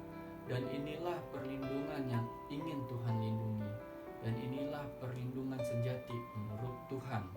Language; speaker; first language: Indonesian; native; Indonesian